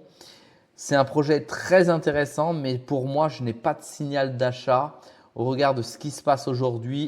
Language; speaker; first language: French; native; French